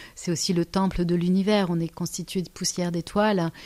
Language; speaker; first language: French; native; French